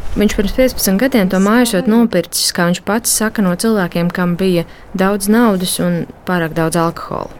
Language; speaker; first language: Latvian; native; Latvian